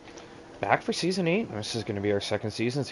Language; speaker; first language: English; native; English